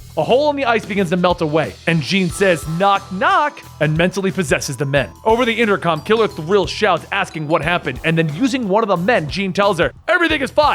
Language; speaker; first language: English; native; English